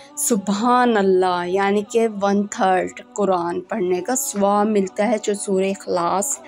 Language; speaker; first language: Urdu; native; Urdu